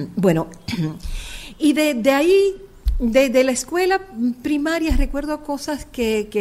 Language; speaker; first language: Spanish; native; Spanish